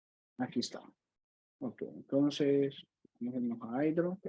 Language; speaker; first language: Spanish; native; Spanish